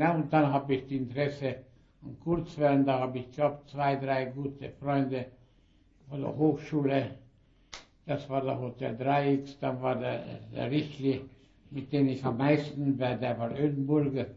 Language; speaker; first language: German; early bilingual, heritage; German